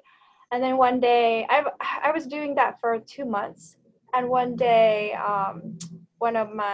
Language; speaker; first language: English; non-native, fluent; Thai